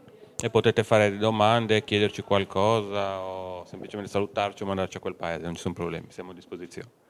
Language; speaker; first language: Italian; native; Italian